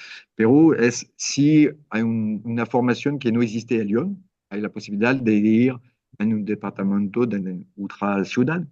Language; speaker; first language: Spanish; non-native, learner; French